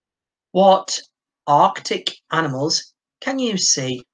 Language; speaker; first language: English; native; English